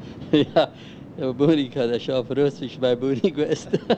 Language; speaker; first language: German; early bilingual, heritage; German